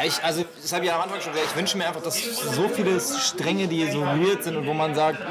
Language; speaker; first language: German; native; German